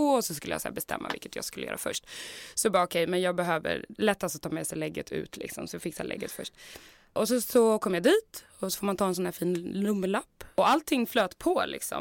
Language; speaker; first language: Swedish; native; Swedish